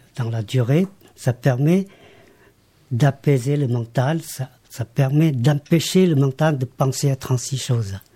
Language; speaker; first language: French; non-native, fluent; Lao